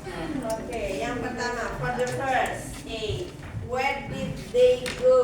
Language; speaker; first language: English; non-native, learner; Indonesian